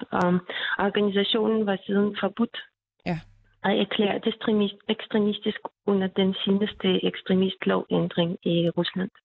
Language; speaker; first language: Danish; non-native, fluent; Russian